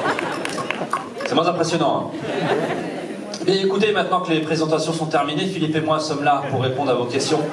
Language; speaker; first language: French; native; French